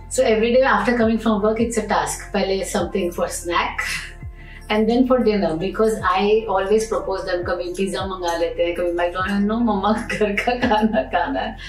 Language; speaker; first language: English; non-native, local second language; Hindi